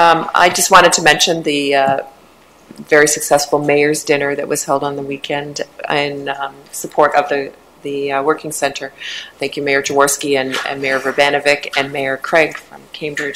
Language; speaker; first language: English; native; English